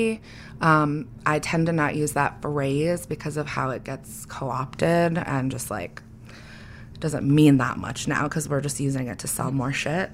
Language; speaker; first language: English; native; English